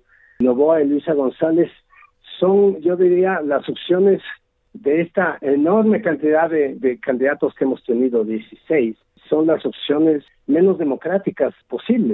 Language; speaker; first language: Spanish; native; Spanish